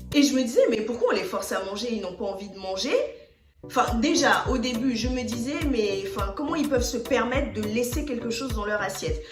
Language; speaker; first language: French; early bilingual, other home language; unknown